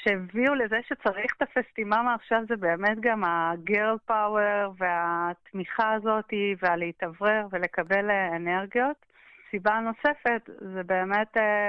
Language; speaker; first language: Hebrew; native; Hebrew